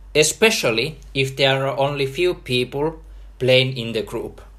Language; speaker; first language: English; non-native, fluent; Finnish